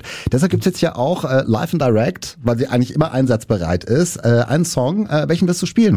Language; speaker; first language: German; native; German